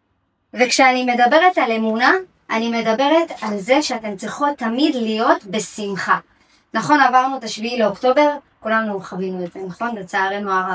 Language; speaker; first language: Hebrew; native; Hebrew